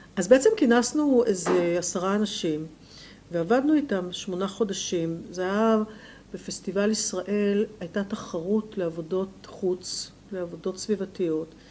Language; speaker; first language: Hebrew; native; Hebrew